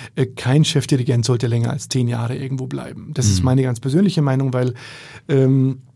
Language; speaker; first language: German; native; German